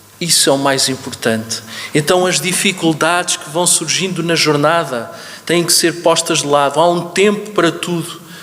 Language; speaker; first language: Portuguese; native; Portuguese